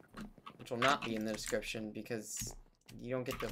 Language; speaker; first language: English; native; English